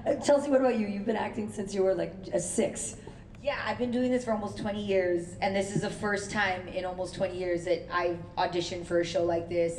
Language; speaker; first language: English; early bilingual, other home language; Urdu